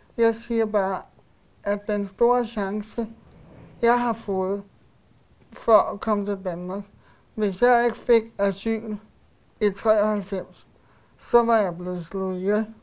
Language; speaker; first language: Danish; early bilingual, other home language; Bosnian